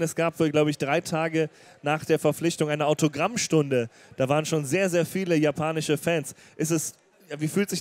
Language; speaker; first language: German; native; German